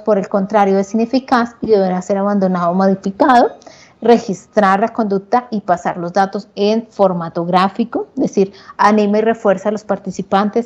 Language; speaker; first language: Spanish; native; Spanish